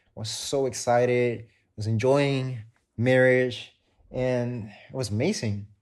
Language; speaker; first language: English; non-native, fluent; Spanish